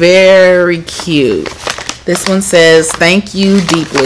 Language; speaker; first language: English; native; English